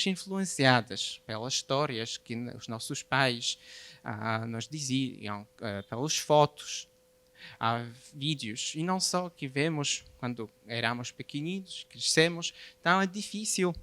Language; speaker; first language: Portuguese; non-native, fluent; Polish